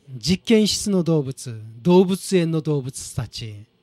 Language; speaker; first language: Japanese; non-native, fluent; Korean